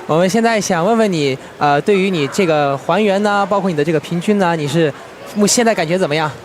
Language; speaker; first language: Chinese; native; Chinese